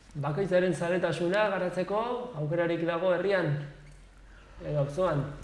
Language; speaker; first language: Basque; non-native, local second language; Spanish